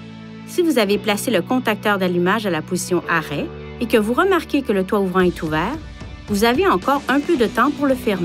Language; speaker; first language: French; native; French